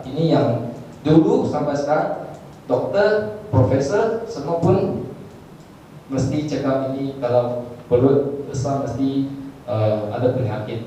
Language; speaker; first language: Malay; non-native, local second language; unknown